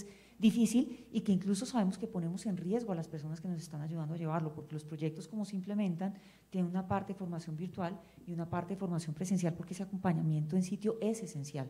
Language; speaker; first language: Spanish; native; Spanish